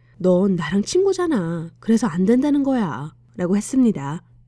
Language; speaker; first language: Korean; native; Korean